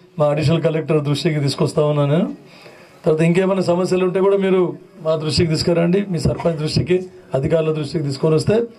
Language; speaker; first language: Telugu; native; Telugu